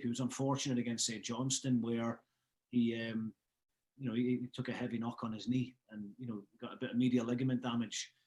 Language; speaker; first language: English; native; English